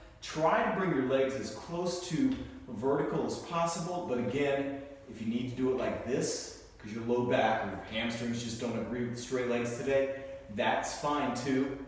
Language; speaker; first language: English; native; English